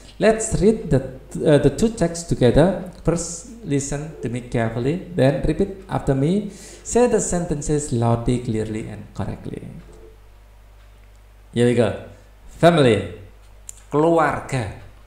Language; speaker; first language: English; non-native, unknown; Indonesian